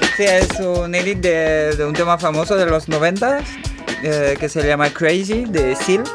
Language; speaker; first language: Spanish; non-native, fluent; French